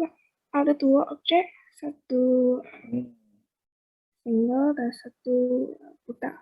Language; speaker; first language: Malay; native; Malay